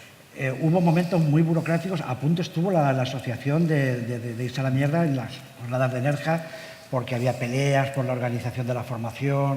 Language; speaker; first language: Spanish; native; Spanish